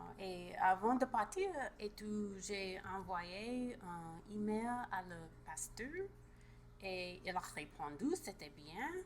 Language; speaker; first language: French; non-native, learner; English